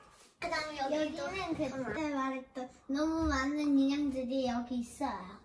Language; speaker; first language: Korean; early bilingual, heritage; Korean